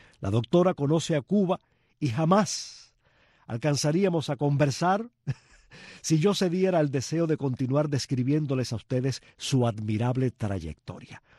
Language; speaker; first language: Spanish; native; Spanish